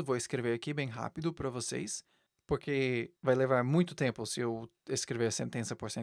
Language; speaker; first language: Portuguese; non-native, fluent; English